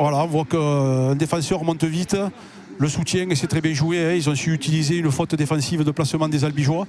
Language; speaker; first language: French; native; French